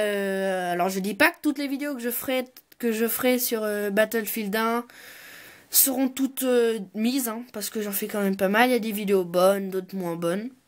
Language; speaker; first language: French; native; French